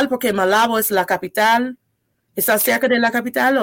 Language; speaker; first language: Spanish; non-native, fluent; English